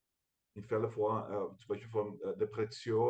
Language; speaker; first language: German; non-native, fluent; Portuguese